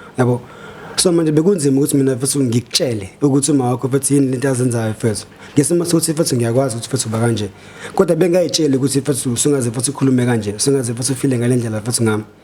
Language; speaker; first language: Zulu; native; Zulu